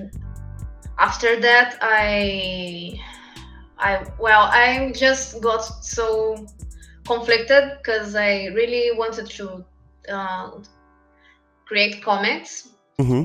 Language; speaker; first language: English; non-native, fluent; Portuguese